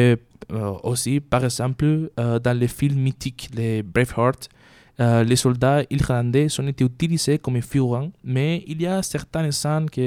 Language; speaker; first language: French; non-native, learner; Spanish